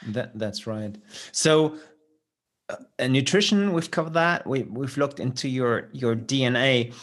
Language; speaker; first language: English; non-native, fluent; German